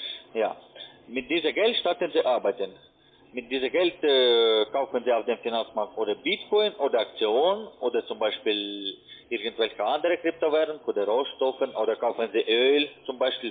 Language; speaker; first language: German; non-native, learner; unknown